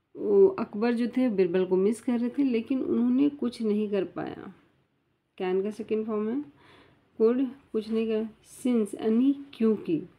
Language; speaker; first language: Hindi; native; Hindi